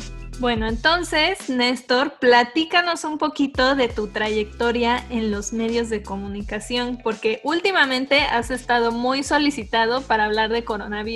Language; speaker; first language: Spanish; native; Spanish